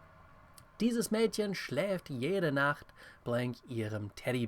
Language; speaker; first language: German; non-native, fluent; English